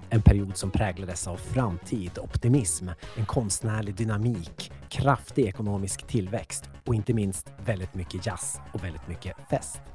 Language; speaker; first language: Swedish; native; Swedish